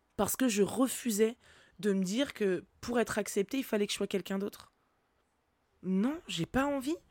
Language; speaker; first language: French; native; French